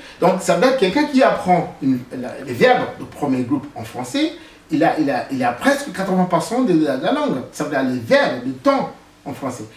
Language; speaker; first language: French; non-native, fluent; English